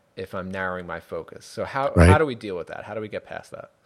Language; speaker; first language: English; native; English